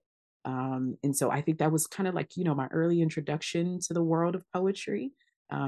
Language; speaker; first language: English; early bilingual, other home language; Akan